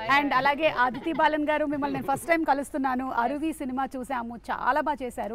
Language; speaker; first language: Telugu; native; Telugu